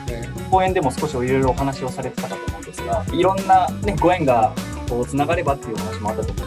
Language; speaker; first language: Japanese; native; Japanese